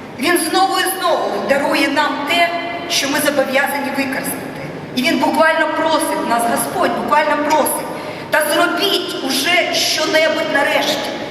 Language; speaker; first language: Ukrainian; non-native, local second language; Russian